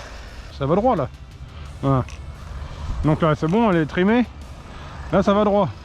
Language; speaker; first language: French; native; French